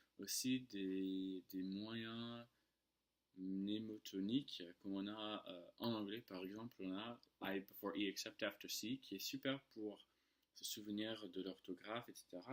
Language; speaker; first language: French; non-native, fluent; English